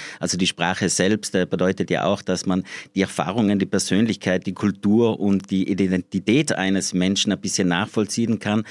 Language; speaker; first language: German; native; German